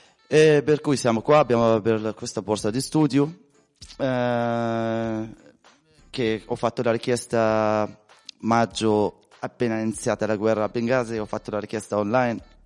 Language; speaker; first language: Italian; non-native, fluent; Arabic